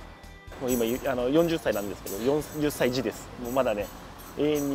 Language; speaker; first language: Japanese; native; Japanese